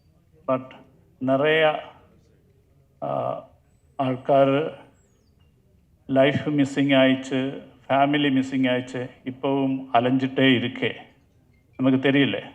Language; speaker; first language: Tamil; non-native, learner; Malayalam